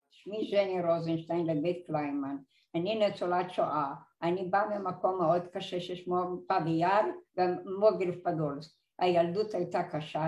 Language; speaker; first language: Hebrew; non-native, fluent; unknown